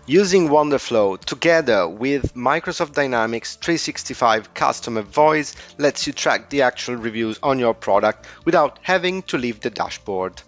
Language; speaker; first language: English; non-native, fluent; Italian